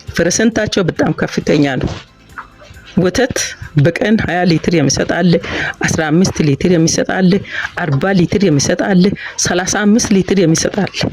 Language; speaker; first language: Amharic; non-native, local second language; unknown